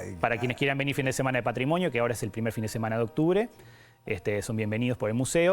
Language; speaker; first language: Spanish; native; Spanish